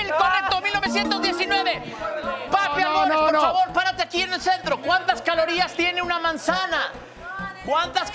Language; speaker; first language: Spanish; native; Spanish